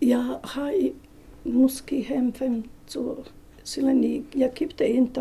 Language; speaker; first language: Danish; non-native, learner; Bosnian